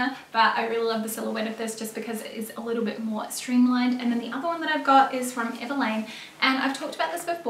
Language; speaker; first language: English; native; English